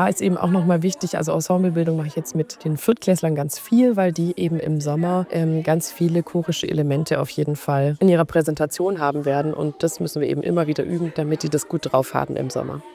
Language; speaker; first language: German; native; German